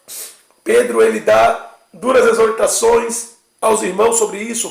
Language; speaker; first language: Portuguese; native; Portuguese